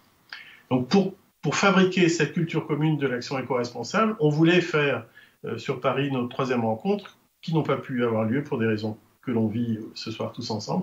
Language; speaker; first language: French; native; French